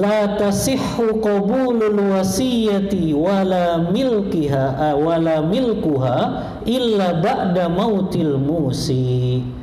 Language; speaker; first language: Arabic; non-native, fluent; Indonesian